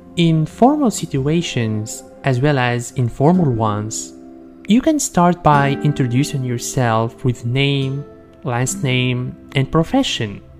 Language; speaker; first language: English; non-native, fluent; Arabic